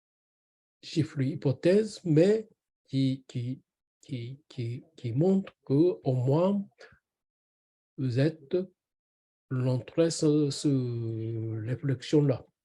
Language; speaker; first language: French; non-native, learner; Japanese